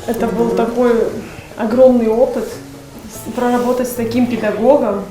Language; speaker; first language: Russian; native; Russian